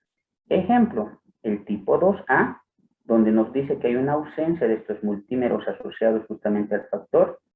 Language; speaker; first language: Spanish; native; Spanish